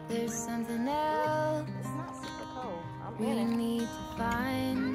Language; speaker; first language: English; native; English